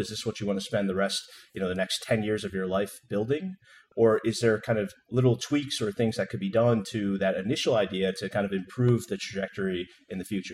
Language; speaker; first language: English; native; English